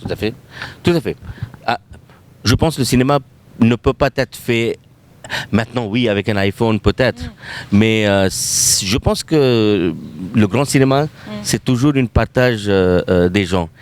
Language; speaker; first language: French; non-native, fluent; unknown